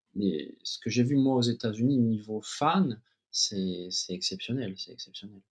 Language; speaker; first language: French; native; French